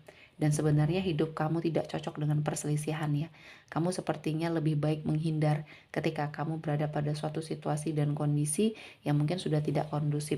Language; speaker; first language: Indonesian; native; Indonesian